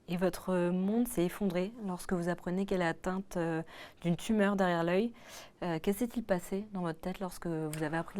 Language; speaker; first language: French; native; French